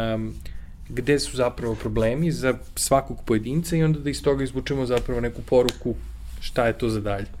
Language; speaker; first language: Serbian; native; Serbian